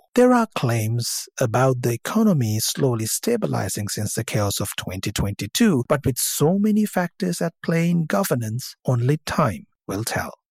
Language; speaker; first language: English; non-native, local second language; Sinhala